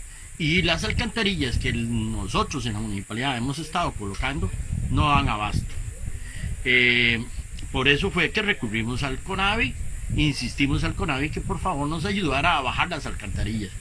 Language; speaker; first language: Spanish; native; Spanish